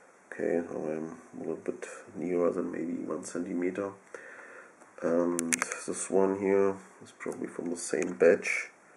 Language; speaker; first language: English; non-native, fluent; German